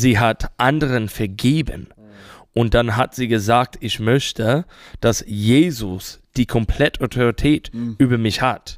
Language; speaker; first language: German; non-native, fluent; English